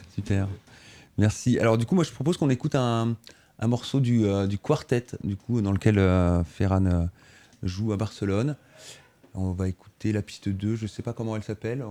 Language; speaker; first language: French; native; French